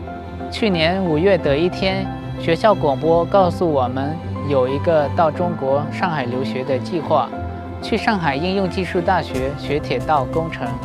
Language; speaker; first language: Chinese; non-native, learner; Lao